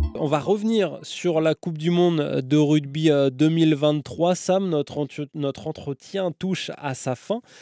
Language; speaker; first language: French; native; French